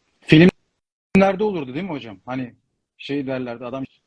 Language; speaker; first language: Turkish; native; Turkish